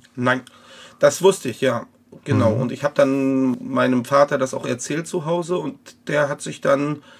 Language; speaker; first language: German; native; German